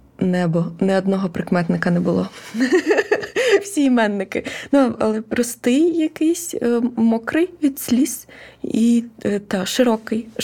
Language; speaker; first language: Ukrainian; native; Ukrainian